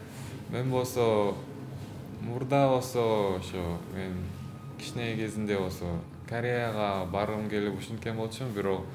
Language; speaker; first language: Kyrgyz; early bilingual, other home language; Korean